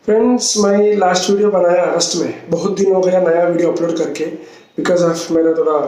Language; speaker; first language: Hindi; non-native, local second language; Telugu